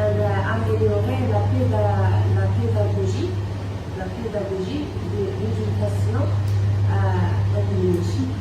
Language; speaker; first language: French; non-native, local second language; Arabic